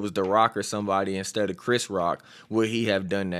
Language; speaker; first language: English; native; English